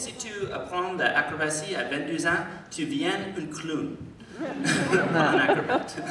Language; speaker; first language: French; non-native, learner; English